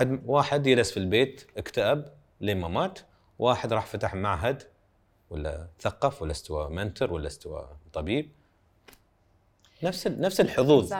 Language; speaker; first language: Arabic; native; Arabic